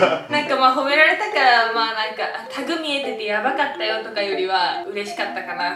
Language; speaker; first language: Japanese; native; Japanese